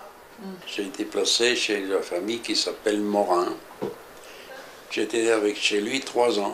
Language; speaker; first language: French; early bilingual, other home language; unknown